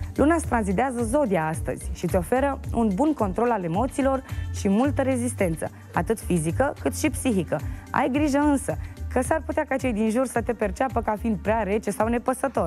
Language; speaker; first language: Romanian; native; Romanian